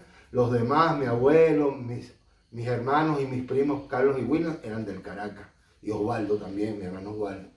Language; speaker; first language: Spanish; native; Spanish